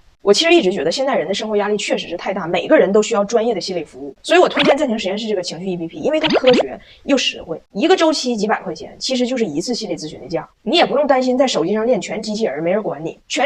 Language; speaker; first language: Chinese; native; Chinese